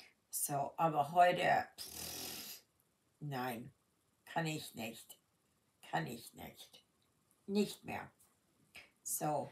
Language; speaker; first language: German; early bilingual, heritage; German